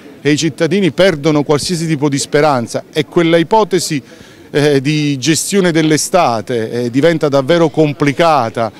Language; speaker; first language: Italian; native; Italian